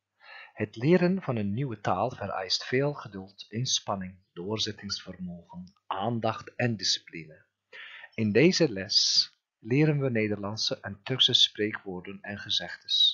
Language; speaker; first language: Dutch; non-native, fluent; Turkish